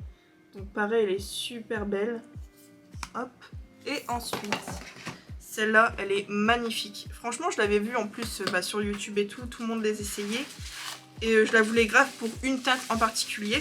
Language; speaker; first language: French; native; French